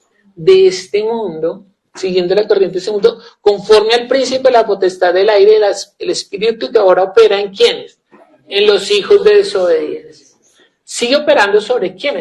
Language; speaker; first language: Spanish; native; Spanish